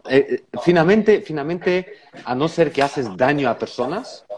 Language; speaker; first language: Spanish; non-native, fluent; Dutch